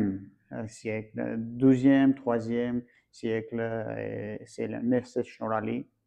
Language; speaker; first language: French; non-native, fluent; Armenian